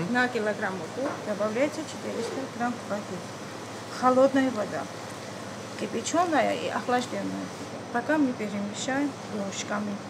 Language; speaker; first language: Russian; non-native, fluent; Georgian